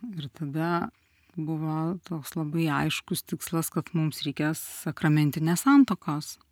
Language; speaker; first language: Lithuanian; native; Lithuanian